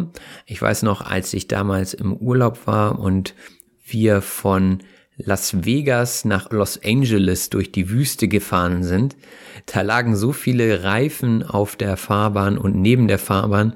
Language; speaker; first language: German; native; German